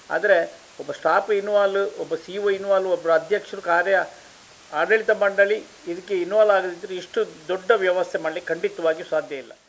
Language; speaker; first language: Kannada; native; Kannada